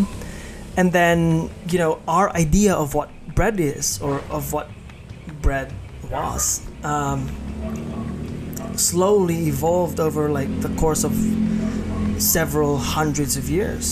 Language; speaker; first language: English; non-native, local second language; Hiligaynon